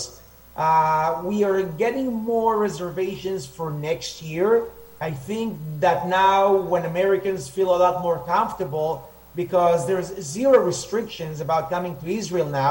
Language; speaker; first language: English; non-native, fluent; Hebrew